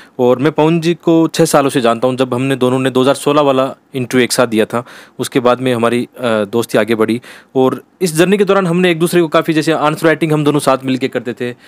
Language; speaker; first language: Hindi; native; Hindi